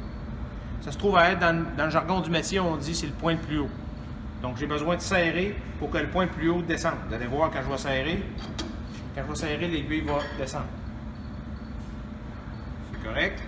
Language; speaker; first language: French; native; French